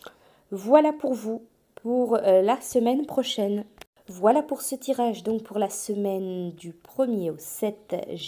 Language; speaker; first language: French; native; French